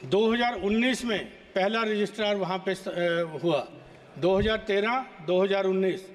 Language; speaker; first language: Hindi; native; Hindi